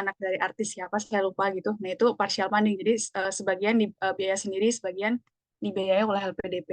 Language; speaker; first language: Indonesian; native; Indonesian